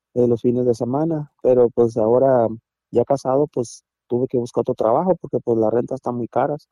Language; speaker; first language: Spanish; native; Spanish